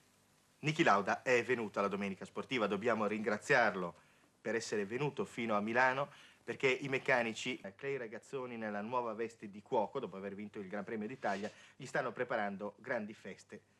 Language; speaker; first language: Italian; native; Italian